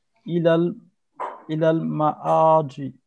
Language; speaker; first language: Arabic; non-native, learner; French